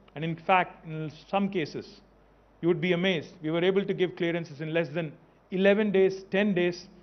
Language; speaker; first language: English; non-native, local second language; Telugu